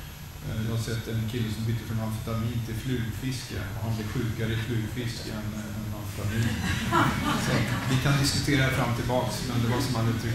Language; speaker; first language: Swedish; native; Swedish